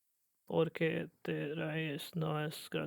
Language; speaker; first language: Spanish; non-native, learner; English